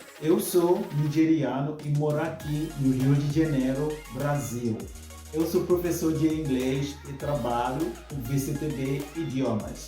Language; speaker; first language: Portuguese; non-native, fluent; English